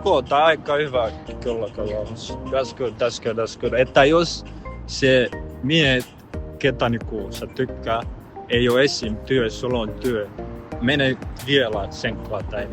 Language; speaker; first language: Finnish; non-native, learner; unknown